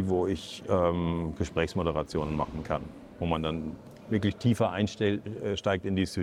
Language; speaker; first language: German; native; German